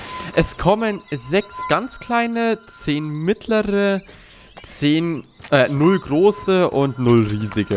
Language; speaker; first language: German; native; German